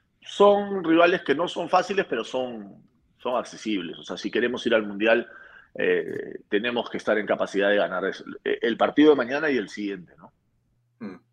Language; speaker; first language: Spanish; native; Spanish